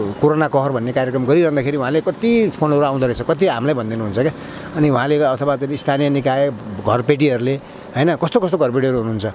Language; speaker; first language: Nepali; native; Nepali